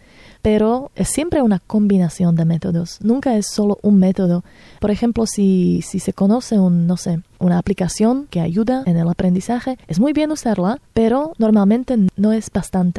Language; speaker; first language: Spanish; non-native, fluent; Slovak